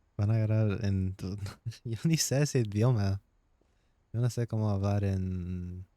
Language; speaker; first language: Spanish; non-native, learner; English